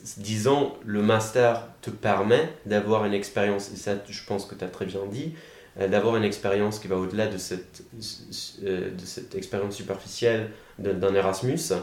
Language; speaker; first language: French; non-native, fluent; German